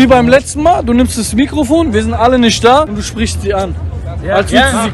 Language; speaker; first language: German; native; German